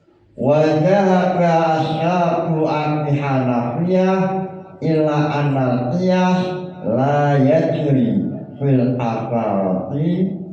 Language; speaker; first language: Arabic; non-native, fluent; Javanese